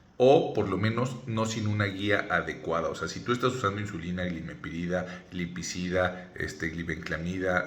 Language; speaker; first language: Spanish; native; Spanish